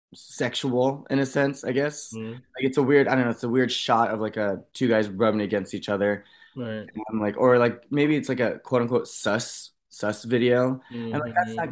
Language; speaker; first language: English; native; English